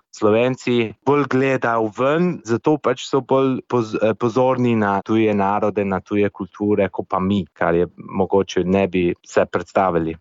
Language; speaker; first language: Slovenian; non-native, fluent; English